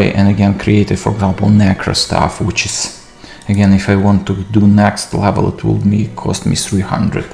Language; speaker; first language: English; non-native, fluent; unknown